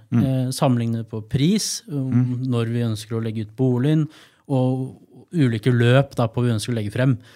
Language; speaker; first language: Norwegian; native; Norwegian